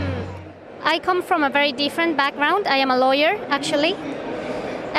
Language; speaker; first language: English; non-native, fluent; Spanish